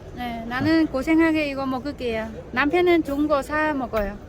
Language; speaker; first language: Korean; non-native, learner; Vietnamese